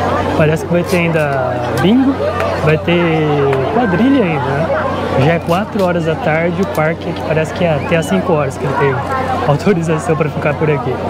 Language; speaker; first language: Portuguese; native; Portuguese